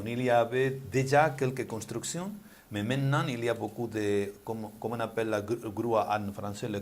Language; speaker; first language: French; non-native, learner; Spanish